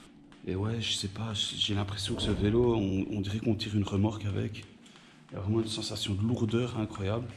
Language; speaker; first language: French; native; French